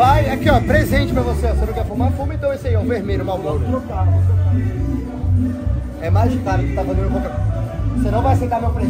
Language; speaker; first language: Portuguese; native; Portuguese